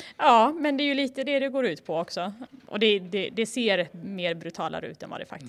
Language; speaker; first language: Swedish; native; Swedish